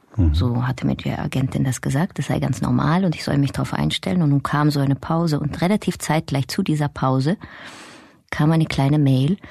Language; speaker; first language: German; early bilingual, other home language; Russian